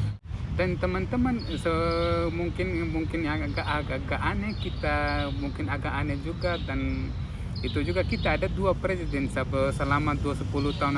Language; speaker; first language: Indonesian; non-native, fluent; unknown